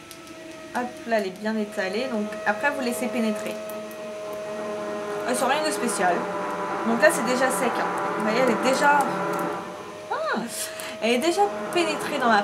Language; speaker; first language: French; native; French